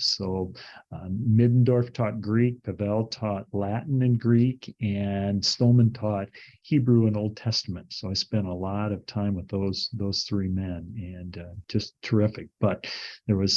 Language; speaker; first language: English; native; English